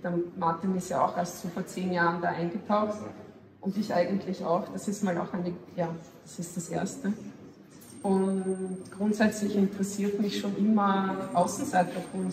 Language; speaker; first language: German; native; German